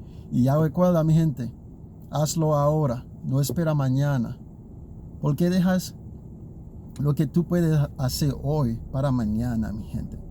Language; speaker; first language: Spanish; non-native, learner; Haitian Creole